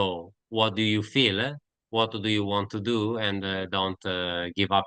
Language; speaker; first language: English; non-native, learner; Italian